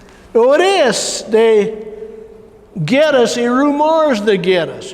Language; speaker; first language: Spanish; non-native, learner; English